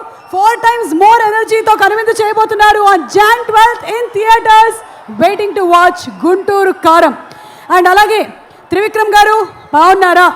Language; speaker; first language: Telugu; native; Telugu